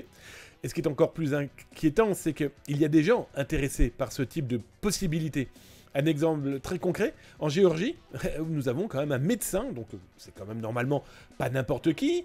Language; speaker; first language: French; native; French